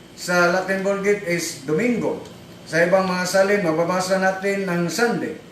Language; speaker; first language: Filipino; non-native, local second language; Cebuano